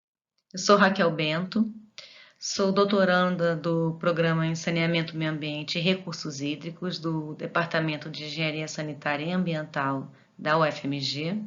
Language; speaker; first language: Portuguese; native; Portuguese